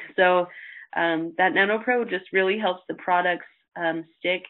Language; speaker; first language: English; native; English